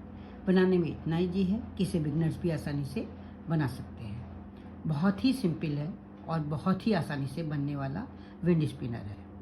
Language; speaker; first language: Hindi; native; Hindi